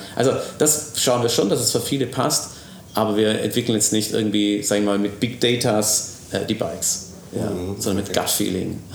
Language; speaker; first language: German; native; German